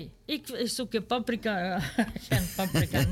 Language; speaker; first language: Dutch; non-native, learner; Serbian